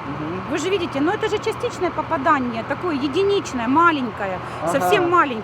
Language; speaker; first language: Russian; native; Russian